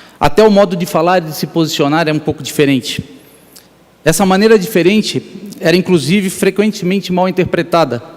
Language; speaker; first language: Portuguese; native; Portuguese